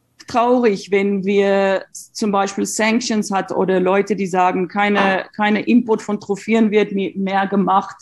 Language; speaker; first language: German; non-native, fluent; Afrikaans